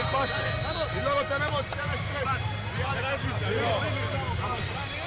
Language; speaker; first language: Spanish; non-native, fluent; Greek